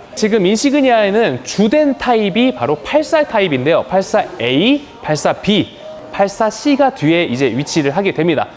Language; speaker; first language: Korean; native; Korean